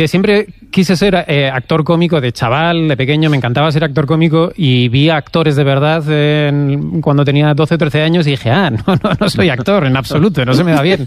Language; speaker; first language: Spanish; native; Spanish